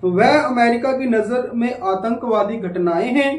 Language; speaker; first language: Hindi; non-native, local second language; Punjabi